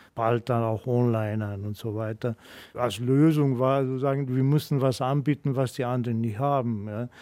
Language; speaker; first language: German; non-native, fluent; Greek